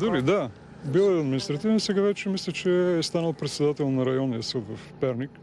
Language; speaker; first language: Bulgarian; native; Bulgarian